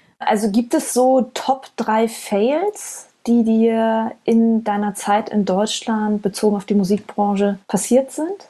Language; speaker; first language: German; native; German